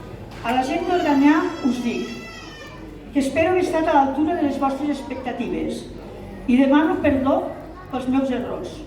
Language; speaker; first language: Catalan; native; Catalan